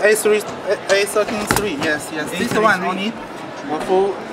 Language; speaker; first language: English; non-native, learner; Chinese